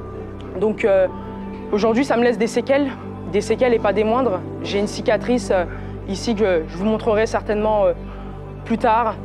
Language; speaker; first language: French; native; French